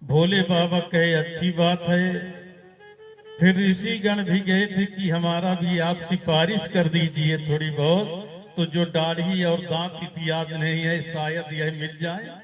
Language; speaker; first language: Hindi; native; Hindi